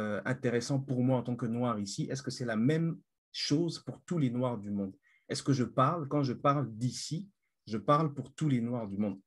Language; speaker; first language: French; non-native, local second language; Lingala